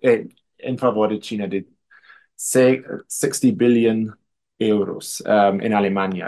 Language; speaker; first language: Spanish; non-native, fluent; German